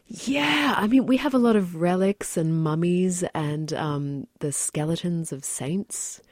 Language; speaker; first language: English; native; English